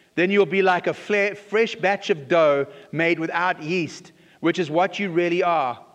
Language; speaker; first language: English; native; English